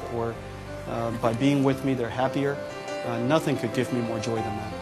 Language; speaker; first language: English; early bilingual, other home language; Chinese